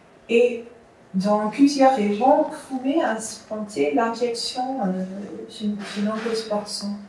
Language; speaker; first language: French; non-native, fluent; English